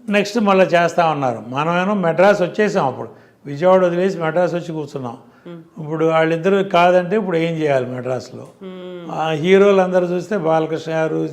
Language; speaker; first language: Telugu; native; Telugu